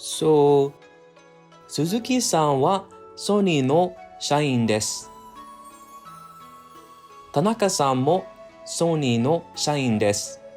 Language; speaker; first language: Japanese; non-native, learner; English